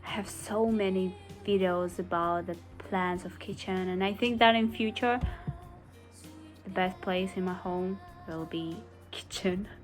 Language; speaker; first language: English; non-native, learner; Kazakh